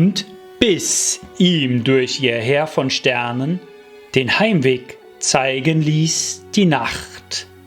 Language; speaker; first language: German; native; German